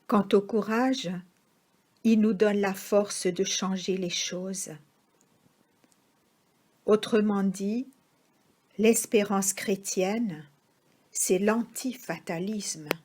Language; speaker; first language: French; native; French